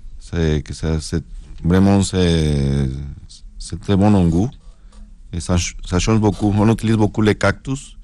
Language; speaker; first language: French; non-native, learner; Spanish